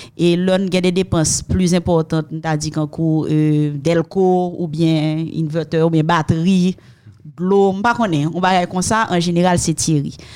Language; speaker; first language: French; non-native, local second language; Haitian Creole